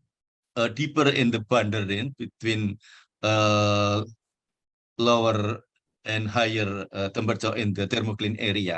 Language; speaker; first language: English; non-native, fluent; Indonesian